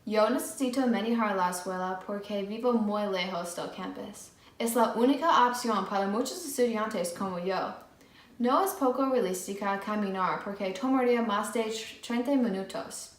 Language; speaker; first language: Spanish; non-native, learner; English